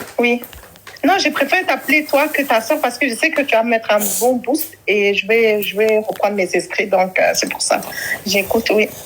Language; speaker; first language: French; early bilingual, other home language; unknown